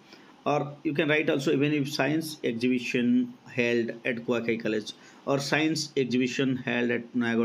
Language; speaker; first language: English; non-native, local second language; Odia